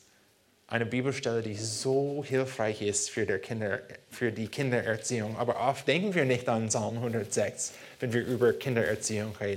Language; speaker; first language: German; non-native, fluent; English